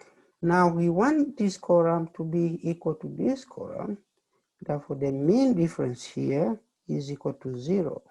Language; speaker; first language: English; non-native, fluent; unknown